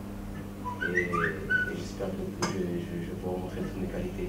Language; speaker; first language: French; native; French